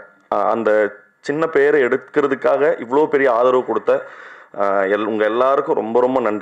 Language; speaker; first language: Tamil; native; Tamil